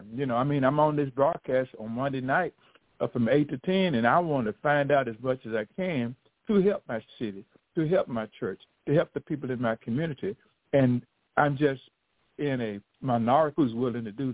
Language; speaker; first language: English; native; English